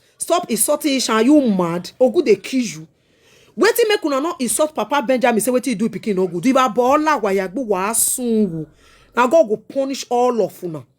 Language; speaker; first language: Nigerian Pidgin; non-native, local second language; Esan